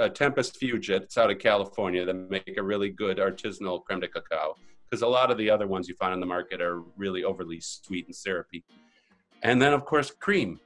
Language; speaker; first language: English; native; English